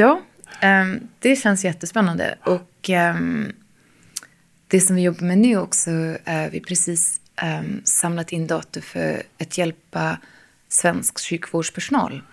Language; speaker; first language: Swedish; non-native, fluent; English